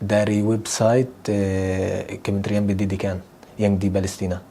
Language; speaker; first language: Indonesian; non-native, fluent; Arabic